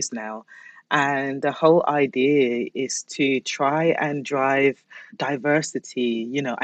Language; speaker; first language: English; native; English